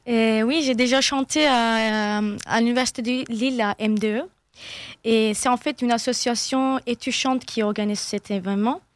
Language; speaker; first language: French; non-native, fluent; Turkish